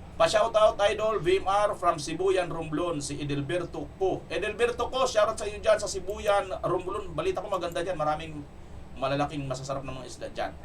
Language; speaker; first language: Filipino; non-native, local second language; Cebuano